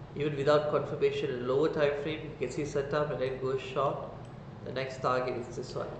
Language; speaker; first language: English; non-native, local second language; Tamil